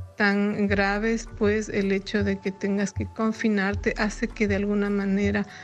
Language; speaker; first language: Spanish; native; Spanish